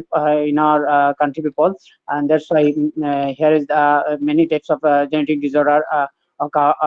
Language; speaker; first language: English; non-native, learner; Bangla